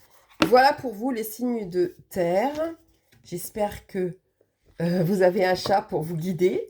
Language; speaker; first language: French; native; French